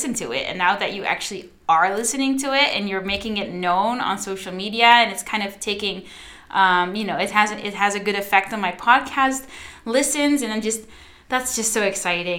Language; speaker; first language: English; non-native, fluent; Dutch